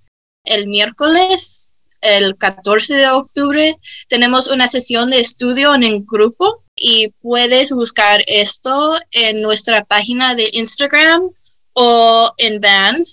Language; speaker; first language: Spanish; early bilingual, heritage; Spanish